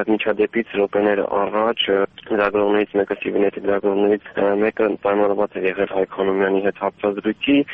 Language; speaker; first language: Armenian; native; Armenian